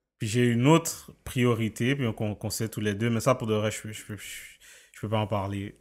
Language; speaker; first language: French; native; French